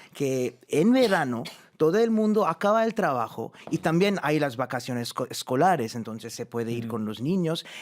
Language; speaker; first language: Spanish; non-native, fluent; French